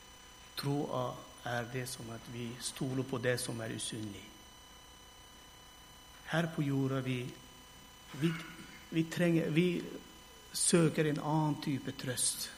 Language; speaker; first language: Norwegian; non-native, fluent; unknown